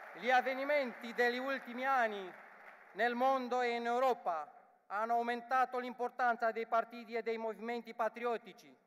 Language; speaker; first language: Italian; non-native, learner; Romanian